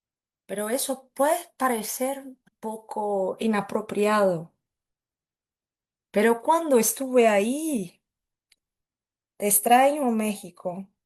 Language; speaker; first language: Spanish; non-native, fluent; Portuguese